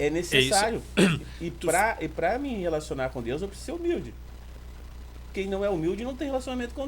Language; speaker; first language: Portuguese; native; Portuguese